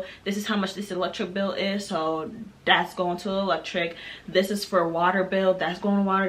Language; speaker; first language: English; native; English